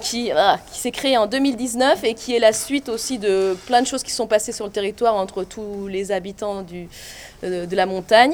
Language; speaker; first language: French; native; French